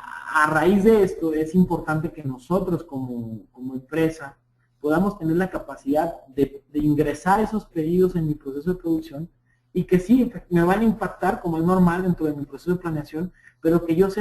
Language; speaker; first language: Spanish; native; Spanish